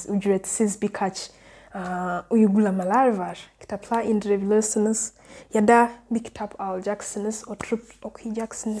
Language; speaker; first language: Turkish; non-native, learner; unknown